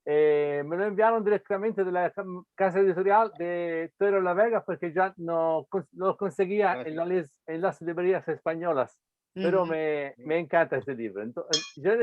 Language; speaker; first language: Spanish; non-native, fluent; Italian